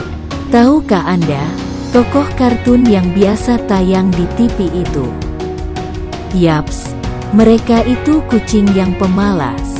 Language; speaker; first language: Indonesian; native; Indonesian